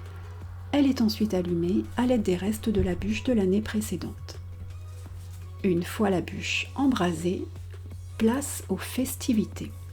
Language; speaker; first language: French; native; French